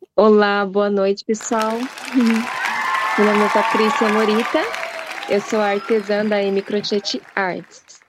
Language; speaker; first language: Portuguese; native; Portuguese